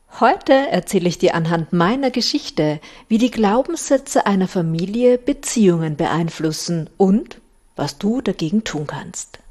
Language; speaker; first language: German; native; German